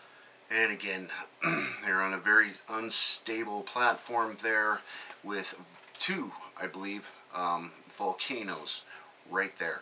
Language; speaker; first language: English; native; English